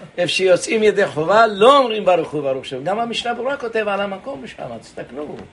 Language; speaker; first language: Hebrew; native; Hebrew